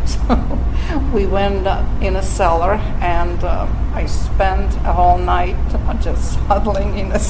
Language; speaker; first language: English; non-native, fluent; Slovak